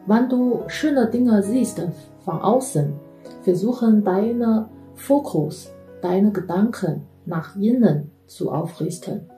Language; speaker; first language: German; non-native, fluent; Chinese